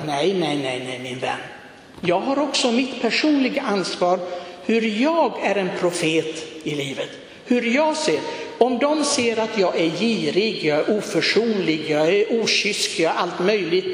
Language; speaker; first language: Swedish; non-native, fluent; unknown